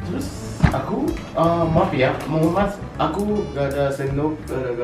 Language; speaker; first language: Indonesian; non-native, fluent; Japanese